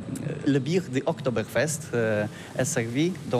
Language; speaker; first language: French; non-native, learner; Polish